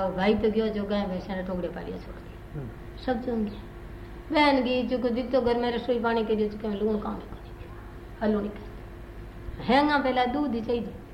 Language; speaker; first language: Hindi; native; Hindi